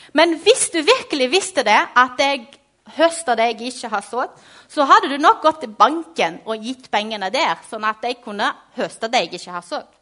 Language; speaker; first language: Norwegian; non-native, fluent; Portuguese